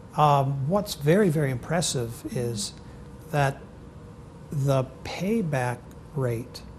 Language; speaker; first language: English; native; English